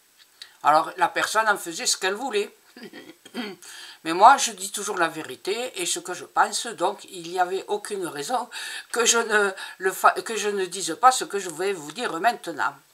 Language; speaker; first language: French; native; French